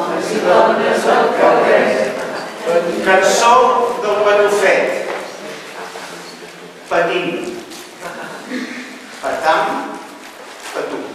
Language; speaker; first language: Catalan; native; Catalan